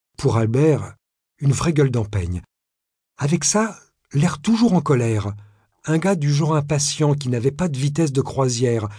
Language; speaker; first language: French; native; French